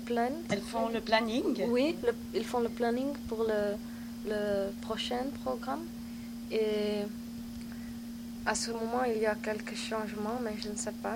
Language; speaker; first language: French; non-native, learner; Dutch